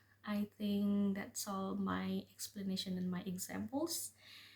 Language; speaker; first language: English; non-native, fluent; Indonesian